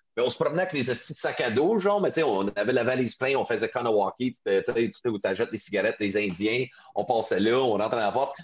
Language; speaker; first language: French; non-native, local second language; English